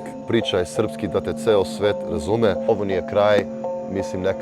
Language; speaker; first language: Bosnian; early bilingual, heritage; Serbian